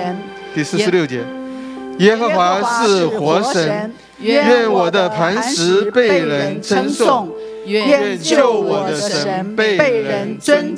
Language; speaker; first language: Chinese; native; Chinese